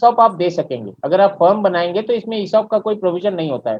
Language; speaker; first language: Hindi; native; Hindi